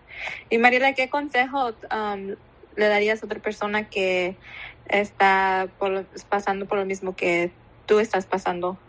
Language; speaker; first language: Spanish; early bilingual, other home language; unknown